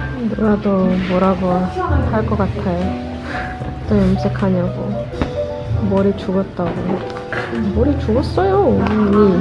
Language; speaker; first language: Korean; non-native, fluent; Indonesian